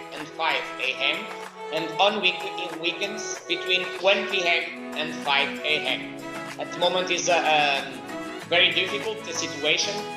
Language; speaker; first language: English; non-native, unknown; Portuguese